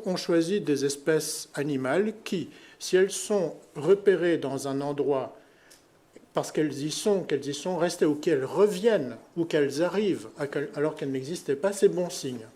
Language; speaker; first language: French; native; French